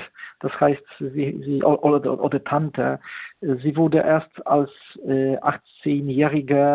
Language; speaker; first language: German; non-native, fluent; Polish